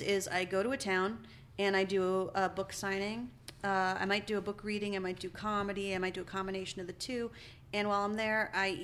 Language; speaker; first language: English; native; English